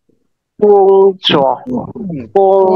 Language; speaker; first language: Chinese; non-native, learner; Bangla